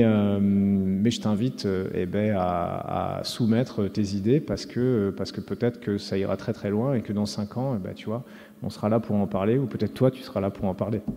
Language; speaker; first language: French; native; French